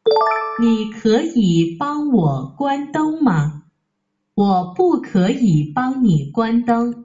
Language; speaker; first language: Chinese; non-native, learner; Vietnamese